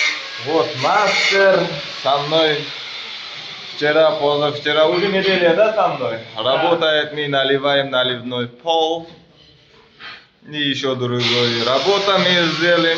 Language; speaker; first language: Russian; non-native, learner; Uzbek